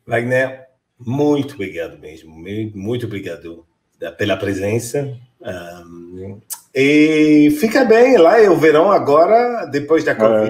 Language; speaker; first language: Portuguese; non-native, fluent; French